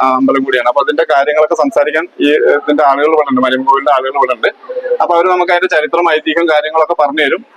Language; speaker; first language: Malayalam; non-native, local second language; Tamil